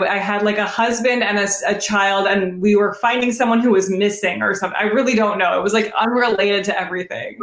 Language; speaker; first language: English; native; English